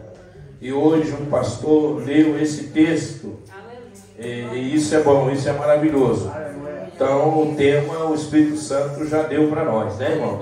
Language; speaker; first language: Portuguese; native; Portuguese